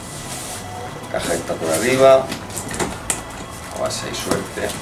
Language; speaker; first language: Spanish; native; Spanish